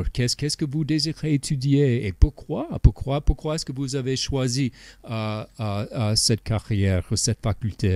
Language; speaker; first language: French; non-native, fluent; English